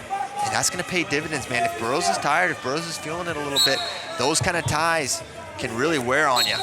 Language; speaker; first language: English; native; English